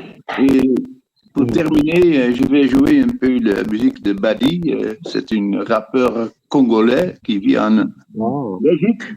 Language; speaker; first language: French; non-native, fluent; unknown